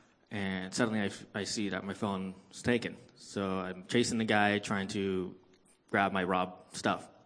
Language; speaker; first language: English; early bilingual, other home language; Persian